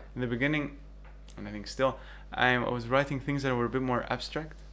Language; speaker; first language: English; early bilingual, other home language; Greek